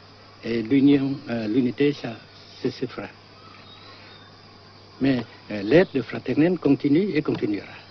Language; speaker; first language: French; non-native, fluent; Vietnamese